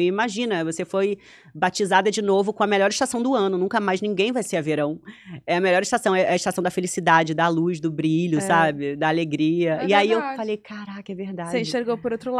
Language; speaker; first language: Portuguese; native; Portuguese